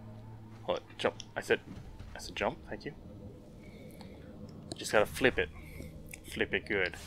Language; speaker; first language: English; native; English